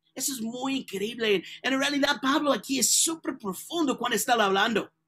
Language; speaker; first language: Spanish; non-native, learner; English